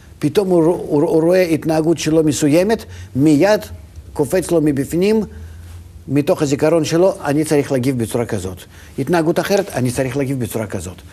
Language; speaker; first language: Hebrew; non-native, fluent; Russian